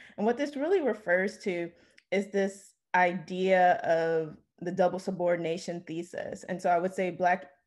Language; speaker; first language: English; native; English